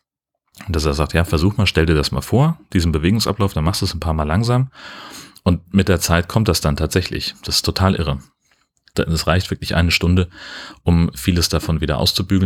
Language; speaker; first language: German; native; German